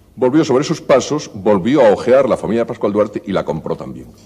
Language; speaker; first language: Spanish; native; Spanish